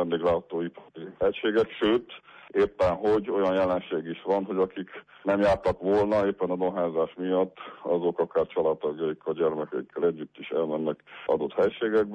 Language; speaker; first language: Hungarian; native; Hungarian